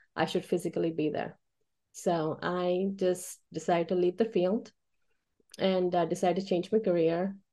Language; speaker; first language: English; early bilingual, other home language; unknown